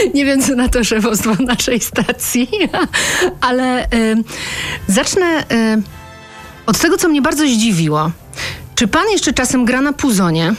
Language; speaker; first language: Polish; native; Polish